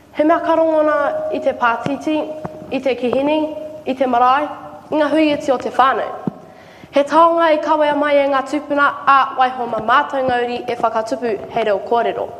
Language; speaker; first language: Māori; native; Māori